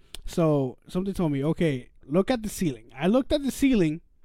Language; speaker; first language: English; early bilingual, other home language; Spanish